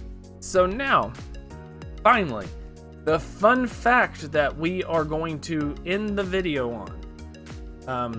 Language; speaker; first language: English; native; English